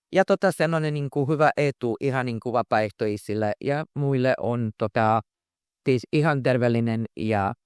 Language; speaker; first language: Finnish; non-native, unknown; Croatian